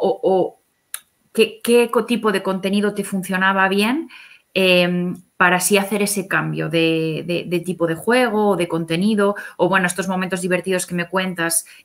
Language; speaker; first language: Spanish; native; Spanish